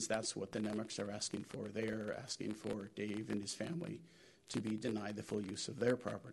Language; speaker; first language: English; native; English